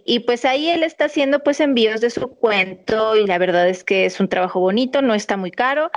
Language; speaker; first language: Spanish; native; Spanish